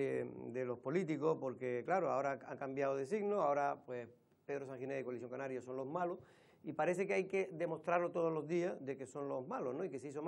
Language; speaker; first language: Spanish; native; Spanish